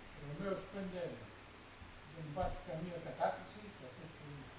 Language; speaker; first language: Greek; native; Greek